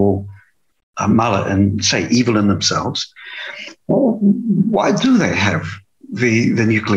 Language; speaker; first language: English; native; English